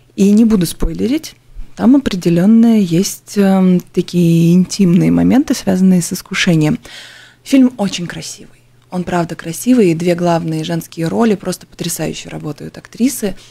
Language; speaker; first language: Russian; native; Russian